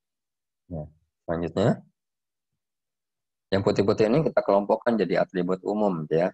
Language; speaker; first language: Indonesian; native; Indonesian